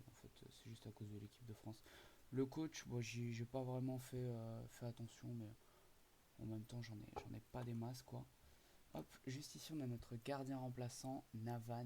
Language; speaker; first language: French; native; French